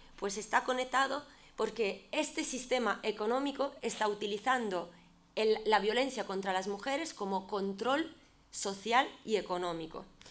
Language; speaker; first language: Spanish; non-native, fluent; Italian